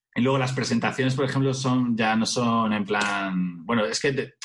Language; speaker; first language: Spanish; native; Spanish